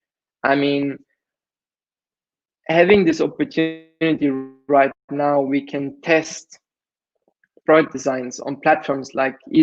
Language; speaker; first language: English; non-native, fluent; German